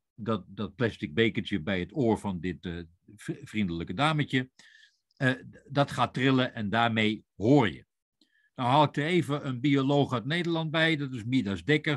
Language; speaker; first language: Dutch; native; Dutch